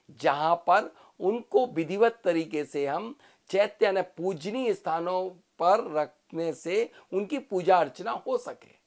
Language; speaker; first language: Hindi; native; Hindi